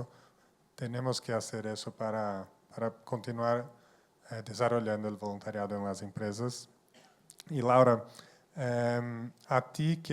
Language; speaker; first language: Spanish; non-native, fluent; Portuguese